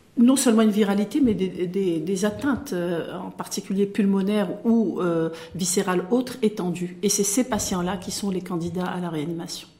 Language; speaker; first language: French; non-native, local second language; Arabic